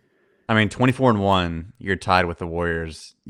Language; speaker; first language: English; native; English